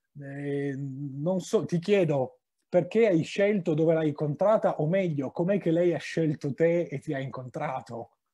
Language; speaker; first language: Italian; native; Italian